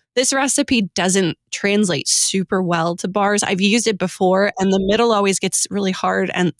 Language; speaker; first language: English; native; English